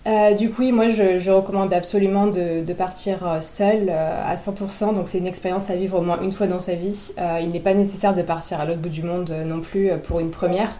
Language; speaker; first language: French; native; French